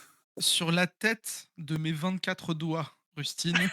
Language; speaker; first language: French; native; French